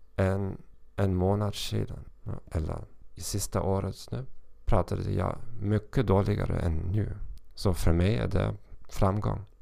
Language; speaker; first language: Swedish; non-native, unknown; German